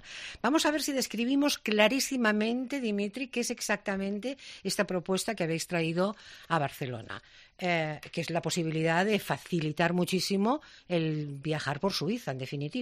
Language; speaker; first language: Spanish; native; Spanish